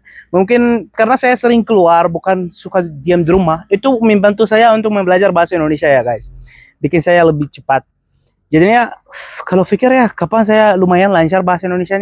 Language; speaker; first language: Indonesian; non-native, fluent; Arabic